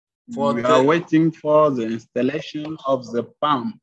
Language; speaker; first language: English; non-native, learner; French